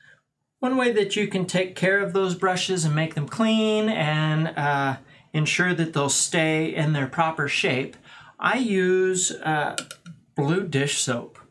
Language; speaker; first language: English; native; English